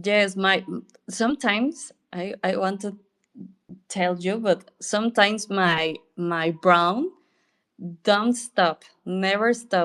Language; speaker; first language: English; non-native, learner; Spanish